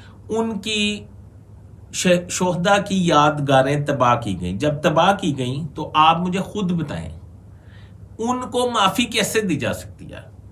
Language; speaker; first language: Urdu; native; Urdu